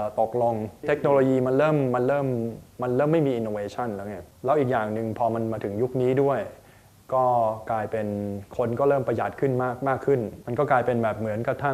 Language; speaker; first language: Thai; native; Thai